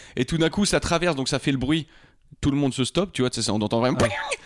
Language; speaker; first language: French; native; French